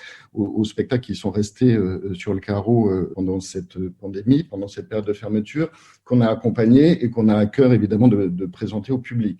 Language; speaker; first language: French; native; French